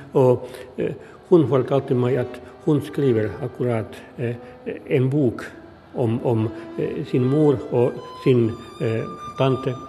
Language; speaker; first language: Norwegian; non-native, fluent; Finnish